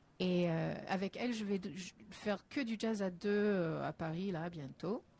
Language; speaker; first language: French; non-native, fluent; English